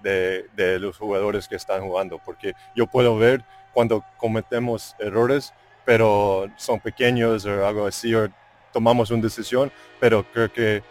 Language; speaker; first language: Spanish; non-native, fluent; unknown